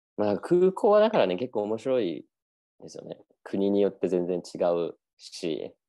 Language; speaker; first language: Japanese; native; Japanese